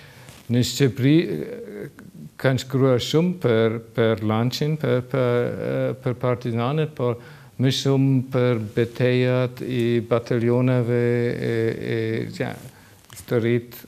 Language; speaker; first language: Albanian; non-native, learner; German